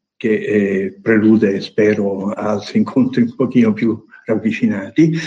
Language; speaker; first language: Italian; native; Italian